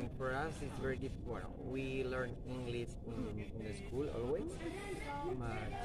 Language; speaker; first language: English; non-native, learner; Spanish